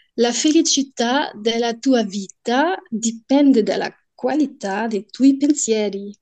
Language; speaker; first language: Italian; non-native, learner; German